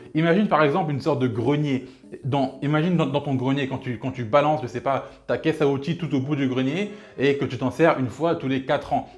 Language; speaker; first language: French; early bilingual, other home language; Lingala